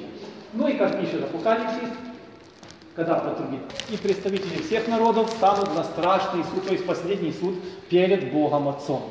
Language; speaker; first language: Russian; native; Russian